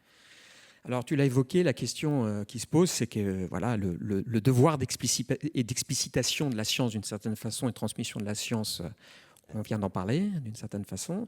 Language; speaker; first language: French; native; French